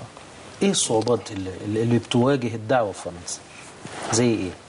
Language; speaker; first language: Arabic; native; Arabic